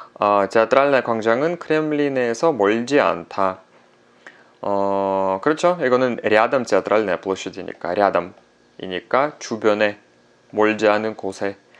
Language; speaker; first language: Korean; non-native, fluent; Russian